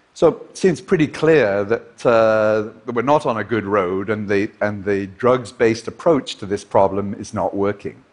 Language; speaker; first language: English; native; English